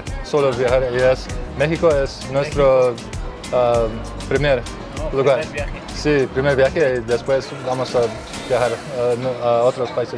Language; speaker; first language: Spanish; non-native, learner; English